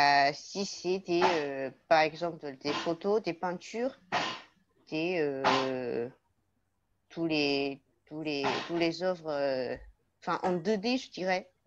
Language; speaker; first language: French; non-native, learner; Chinese